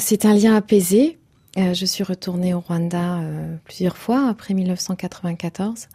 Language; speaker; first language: French; non-native, local second language; Kinyarwanda